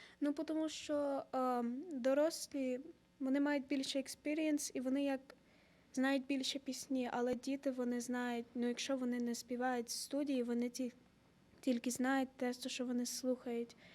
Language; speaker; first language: Ukrainian; early bilingual, heritage; Ukrainian